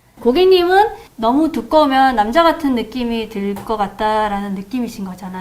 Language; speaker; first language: Korean; native; Korean